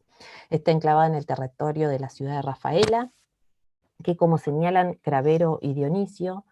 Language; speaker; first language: Spanish; native; Spanish